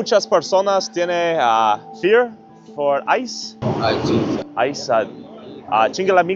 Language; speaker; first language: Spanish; non-native, learner; English